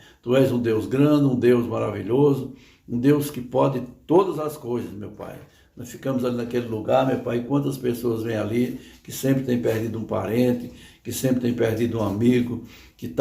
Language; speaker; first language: Portuguese; native; Portuguese